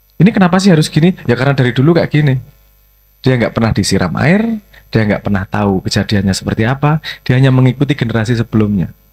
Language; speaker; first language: Indonesian; native; Indonesian